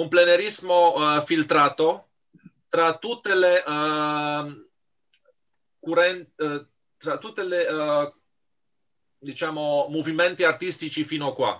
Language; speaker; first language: Italian; non-native, fluent; Romanian